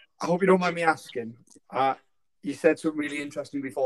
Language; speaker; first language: English; native; English